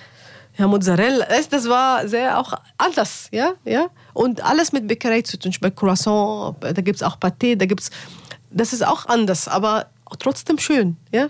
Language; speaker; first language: German; non-native, learner; Arabic